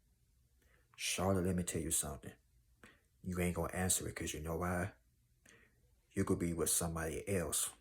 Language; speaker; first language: English; native; English